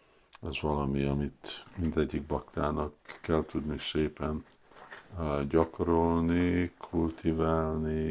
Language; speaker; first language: Hungarian; early bilingual, heritage; Hungarian